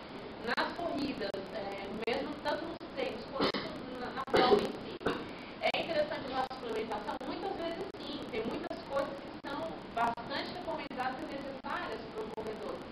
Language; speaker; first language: Portuguese; native; Portuguese